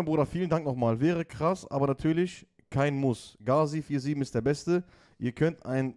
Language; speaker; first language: German; native; German